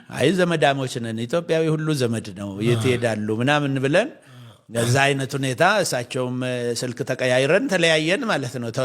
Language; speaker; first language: Amharic; non-native, local second language; Oromo